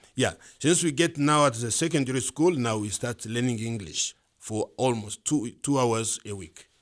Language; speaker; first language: English; non-native, learner; Swahili